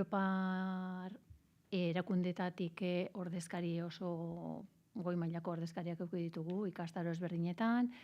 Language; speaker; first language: Basque; native; Basque